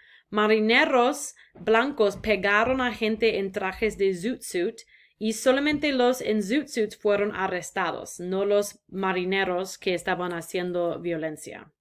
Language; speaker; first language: Spanish; non-native, fluent; English